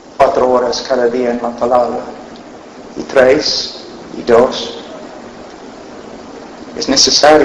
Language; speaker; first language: Spanish; non-native, fluent; English